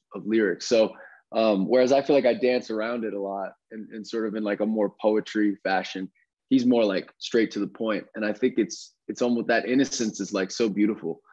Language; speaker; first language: English; native; English